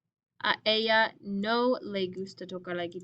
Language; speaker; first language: Spanish; non-native, fluent; English